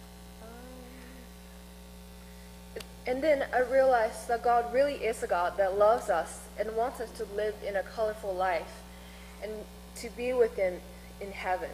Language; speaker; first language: English; non-native, fluent; Chinese